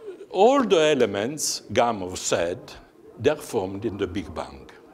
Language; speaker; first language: English; non-native, fluent; Italian